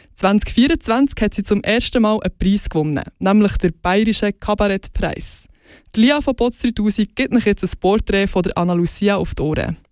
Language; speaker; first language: German; native; German